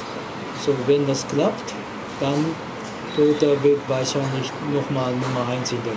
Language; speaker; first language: German; non-native, learner; Japanese